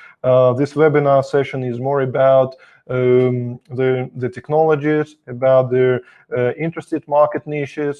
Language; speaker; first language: English; non-native, fluent; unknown